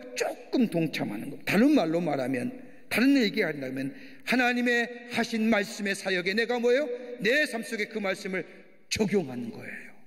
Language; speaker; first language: Korean; native; Korean